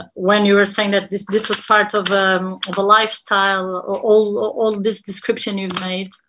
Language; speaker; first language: English; non-native, fluent; Portuguese